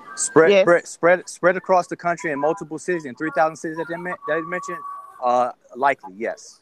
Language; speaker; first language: English; native; English